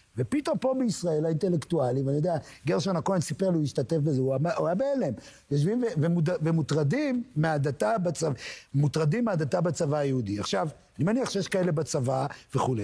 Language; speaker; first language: Hebrew; native; Hebrew